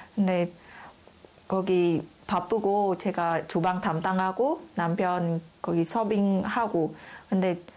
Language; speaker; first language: Korean; non-native, fluent; Khmer